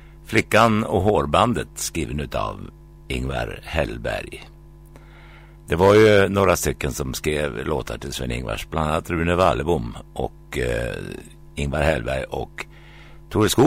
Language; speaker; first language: Swedish; native; Swedish